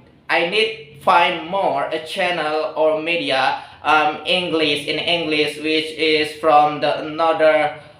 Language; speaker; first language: English; non-native, learner; Indonesian